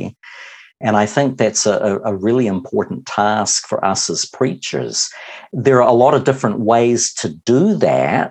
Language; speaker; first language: English; native; English